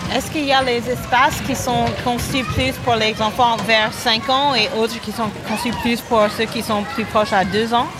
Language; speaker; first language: French; non-native, fluent; English